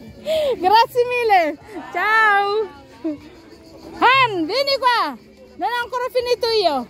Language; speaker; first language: Italian; non-native, learner; Filipino